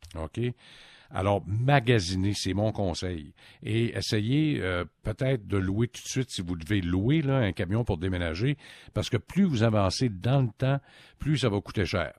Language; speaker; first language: French; native; French